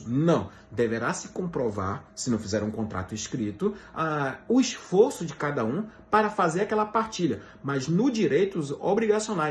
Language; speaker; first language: Portuguese; native; Portuguese